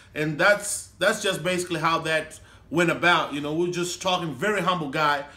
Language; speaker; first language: English; non-native, local second language; Shona